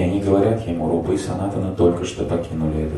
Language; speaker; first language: Russian; native; Russian